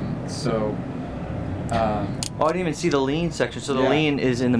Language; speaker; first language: English; native; English